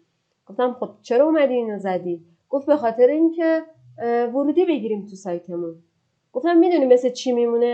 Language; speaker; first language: Persian; native; Persian